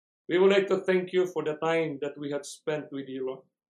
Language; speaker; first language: English; non-native, local second language; Filipino